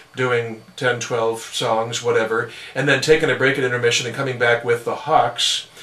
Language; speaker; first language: English; native; English